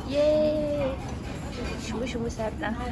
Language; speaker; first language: Chinese; non-native, learner; Tibetan